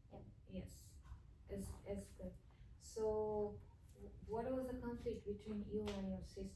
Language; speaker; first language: English; non-native, fluent; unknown